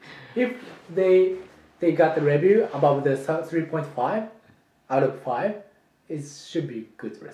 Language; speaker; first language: English; non-native, fluent; Japanese